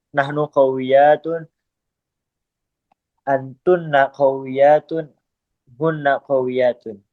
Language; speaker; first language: Arabic; non-native, learner; Indonesian